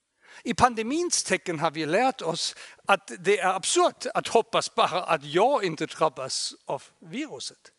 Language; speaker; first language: Swedish; non-native, fluent; German